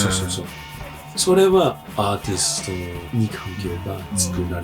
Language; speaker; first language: Japanese; early bilingual, heritage; English